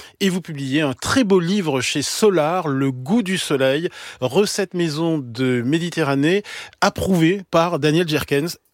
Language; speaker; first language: French; native; French